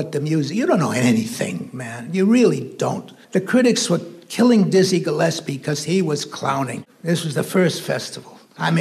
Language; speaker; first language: English; native; English